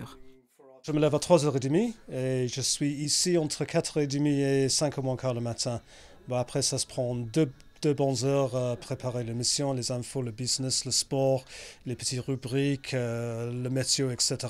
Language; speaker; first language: French; non-native, fluent; English